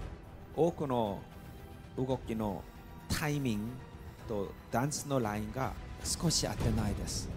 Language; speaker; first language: Japanese; non-native, learner; Korean